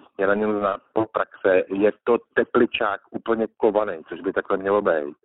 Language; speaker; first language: Czech; native; Czech